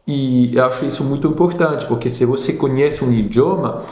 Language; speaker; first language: Portuguese; non-native, fluent; French